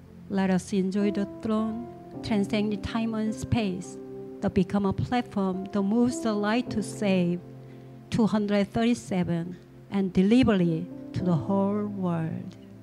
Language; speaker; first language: English; non-native, learner; Korean